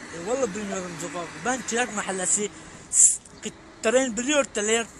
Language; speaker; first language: Turkish; non-native, learner; Arabic